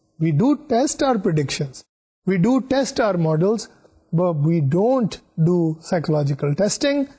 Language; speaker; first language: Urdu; non-native, local second language; Punjabi